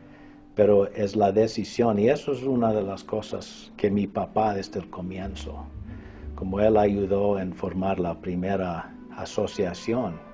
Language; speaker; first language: Spanish; non-native, fluent; English